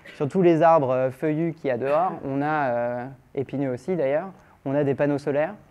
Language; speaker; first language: French; native; French